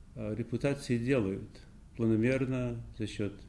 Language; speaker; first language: Russian; non-native, fluent; English